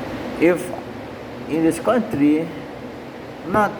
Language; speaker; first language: English; non-native, learner; Indonesian